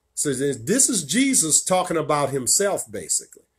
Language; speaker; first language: English; native; English